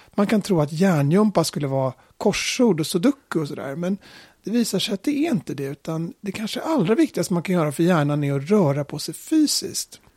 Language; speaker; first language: Swedish; native; Swedish